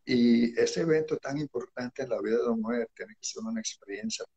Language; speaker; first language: Spanish; early bilingual, other home language; Hebrew